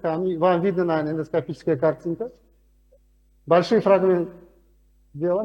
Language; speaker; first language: Russian; non-native, local second language; Uzbek